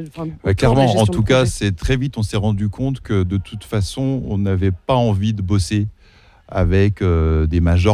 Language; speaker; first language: French; early bilingual, other home language; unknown